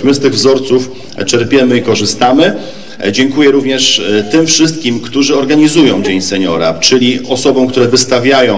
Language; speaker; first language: Polish; native; Polish